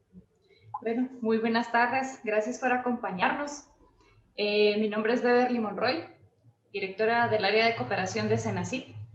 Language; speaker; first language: Spanish; native; Spanish